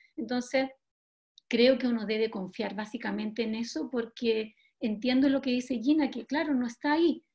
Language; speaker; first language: Spanish; native; Spanish